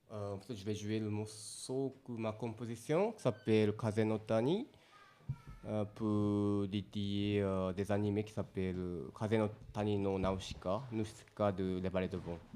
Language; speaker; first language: French; non-native, learner; Japanese